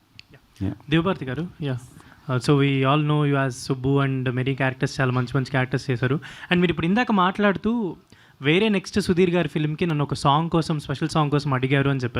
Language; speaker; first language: Telugu; native; Telugu